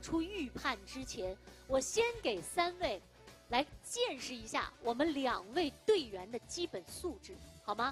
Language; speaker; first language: Chinese; native; Chinese